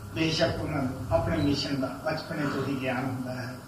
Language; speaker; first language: Hindi; non-native, local second language; Punjabi